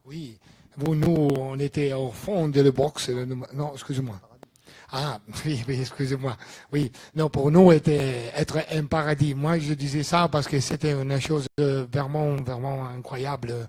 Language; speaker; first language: French; non-native, learner; Italian